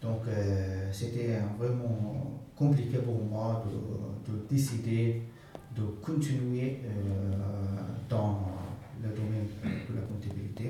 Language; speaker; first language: French; non-native, fluent; Arabic